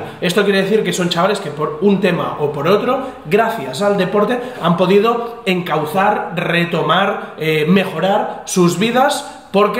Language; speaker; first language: Spanish; native; Spanish